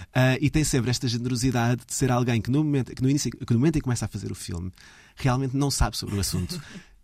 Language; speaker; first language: Portuguese; native; Portuguese